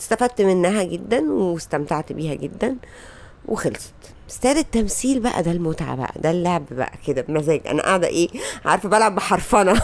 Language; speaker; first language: Arabic; native; Arabic